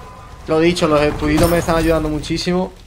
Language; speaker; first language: Spanish; native; Spanish